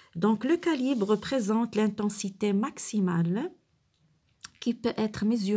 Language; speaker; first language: French; non-native, local second language; Arabic